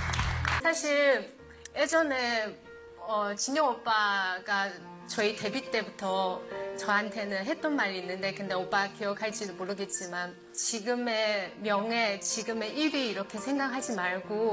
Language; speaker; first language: Korean; non-native, fluent; Chinese